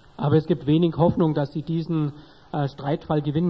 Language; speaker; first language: German; native; German